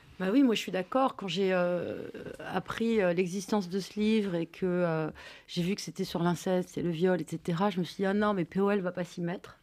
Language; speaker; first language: French; native; French